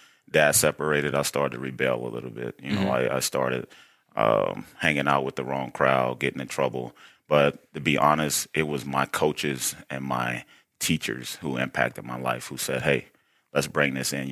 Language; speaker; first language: English; native; English